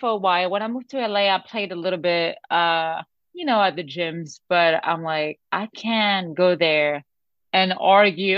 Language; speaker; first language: English; non-native, fluent; French